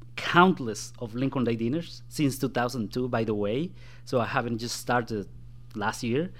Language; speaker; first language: English; non-native, fluent; Spanish